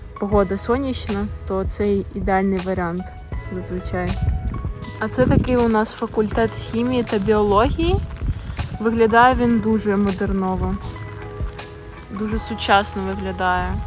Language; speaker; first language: Ukrainian; native; Ukrainian